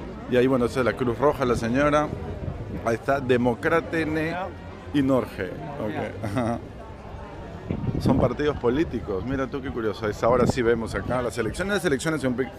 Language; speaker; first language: Spanish; native; Spanish